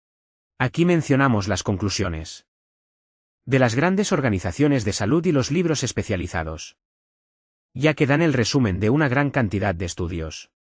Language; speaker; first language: Spanish; non-native, fluent; Arabic